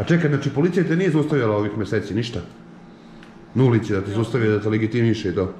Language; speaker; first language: Serbian; native; Serbian